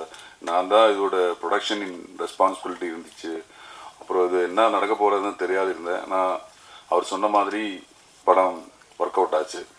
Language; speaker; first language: Tamil; non-native, learner; Malayalam